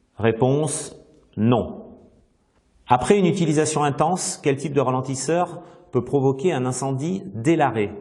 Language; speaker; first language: French; native; French